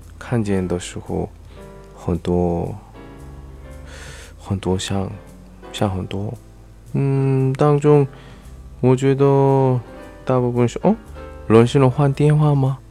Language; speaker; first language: Chinese; non-native, learner; Korean